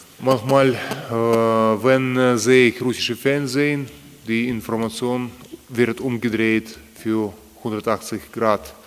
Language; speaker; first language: German; non-native, learner; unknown